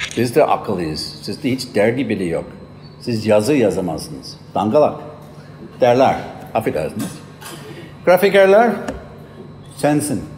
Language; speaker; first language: Turkish; non-native, fluent; English